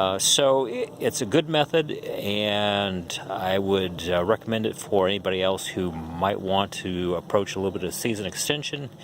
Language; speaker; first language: English; native; English